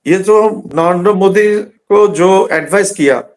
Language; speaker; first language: Hindi; non-native, learner; Bangla